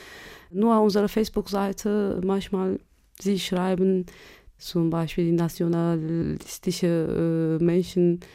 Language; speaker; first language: German; non-native, fluent; Turkish